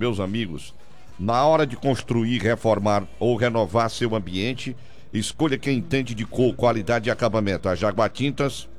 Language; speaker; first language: Portuguese; native; Portuguese